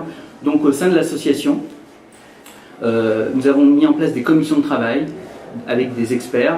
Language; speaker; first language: French; native; French